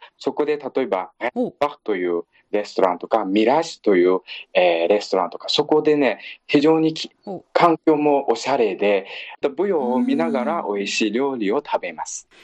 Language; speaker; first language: Japanese; non-native, fluent; Uyghur